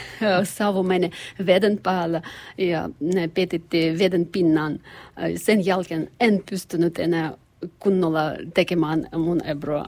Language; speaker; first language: Finnish; non-native, learner; Russian